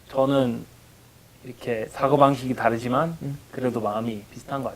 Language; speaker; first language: Korean; non-native, fluent; English